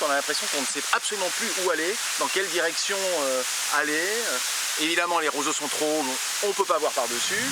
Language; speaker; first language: French; native; French